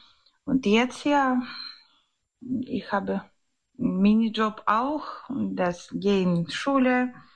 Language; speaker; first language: German; non-native, learner; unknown